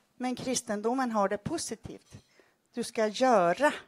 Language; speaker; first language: Swedish; native; Swedish